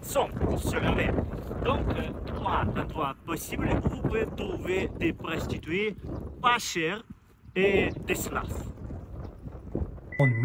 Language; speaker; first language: French; non-native, learner; Russian